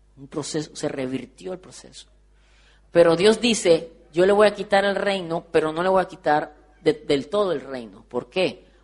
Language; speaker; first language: Spanish; native; Spanish